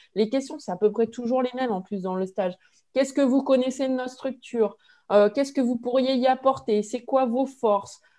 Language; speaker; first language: French; native; French